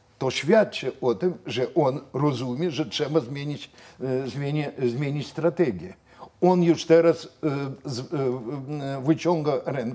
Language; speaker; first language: Polish; non-native, fluent; Russian